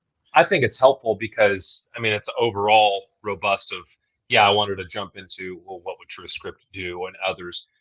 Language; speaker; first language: English; native; English